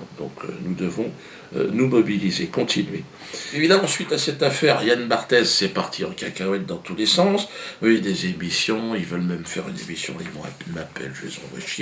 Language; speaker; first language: French; native; French